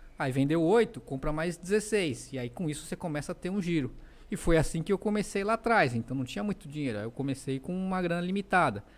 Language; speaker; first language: Portuguese; native; Portuguese